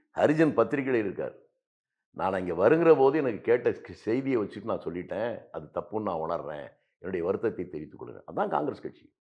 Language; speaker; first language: Tamil; native; Tamil